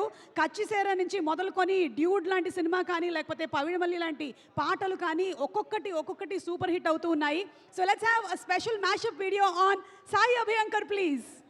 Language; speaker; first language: Telugu; native; Telugu